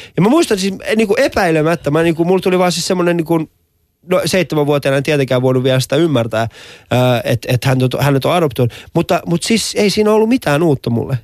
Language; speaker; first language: Finnish; early bilingual, other home language; Persian